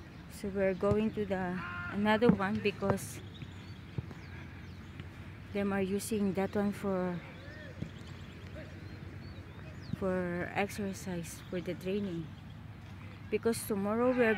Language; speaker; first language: English; non-native, local second language; Filipino